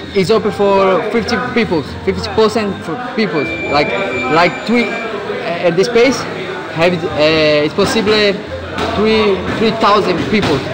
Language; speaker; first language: English; non-native, learner; Portuguese